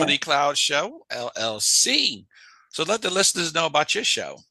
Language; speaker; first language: English; native; English